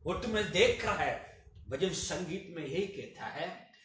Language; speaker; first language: Hindi; non-native, local second language; Telugu